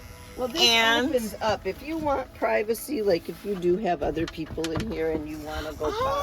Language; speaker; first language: English; native; English